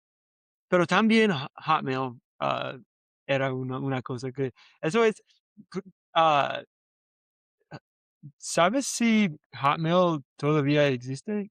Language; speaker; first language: Spanish; non-native, learner; English